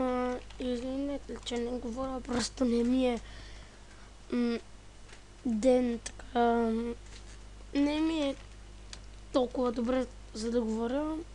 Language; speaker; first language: Bulgarian; native; Bulgarian